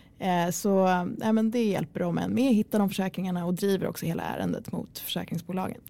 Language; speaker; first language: Swedish; early bilingual, other home language; Kurdish